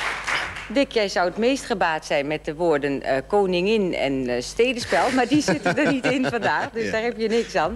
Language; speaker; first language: Dutch; native; Dutch